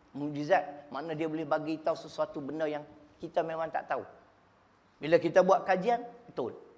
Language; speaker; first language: Malay; native; Malay